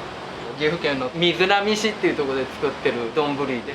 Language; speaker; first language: Japanese; native; Japanese